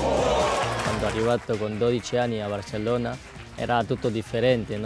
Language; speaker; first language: Italian; non-native, learner; Korean